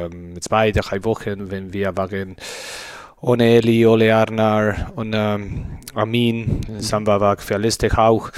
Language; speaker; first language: German; non-native, learner; Spanish